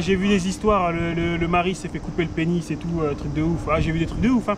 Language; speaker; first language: French; native; French